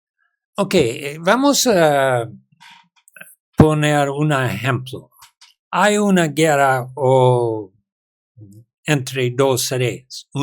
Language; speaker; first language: Spanish; non-native, learner; English